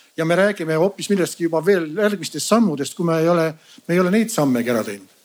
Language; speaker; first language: Estonian; native; Estonian